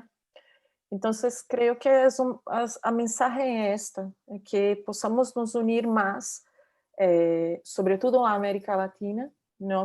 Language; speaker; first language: Spanish; non-native, learner; Portuguese